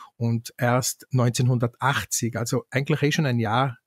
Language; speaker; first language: German; native; German